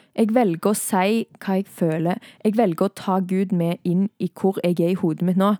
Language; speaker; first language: Norwegian; native; Norwegian